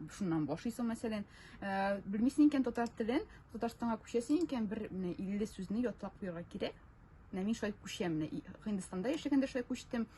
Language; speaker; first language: Tatar; non-native, local second language; Russian